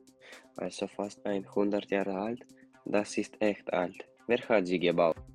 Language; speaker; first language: German; non-native, learner; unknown